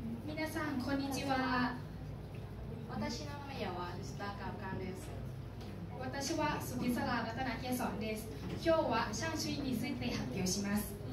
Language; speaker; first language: Japanese; non-native, learner; Thai